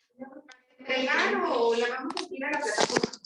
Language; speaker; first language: Spanish; native; Spanish